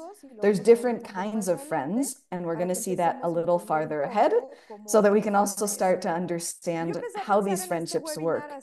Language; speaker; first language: English; non-native, fluent; Spanish